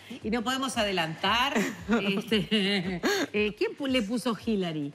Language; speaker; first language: Spanish; native; Spanish